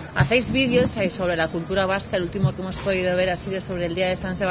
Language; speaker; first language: Spanish; native; Spanish